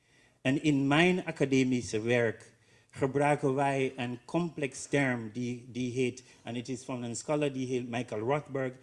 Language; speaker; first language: Dutch; non-native, learner; English